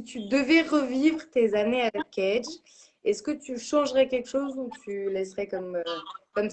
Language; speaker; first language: French; native; French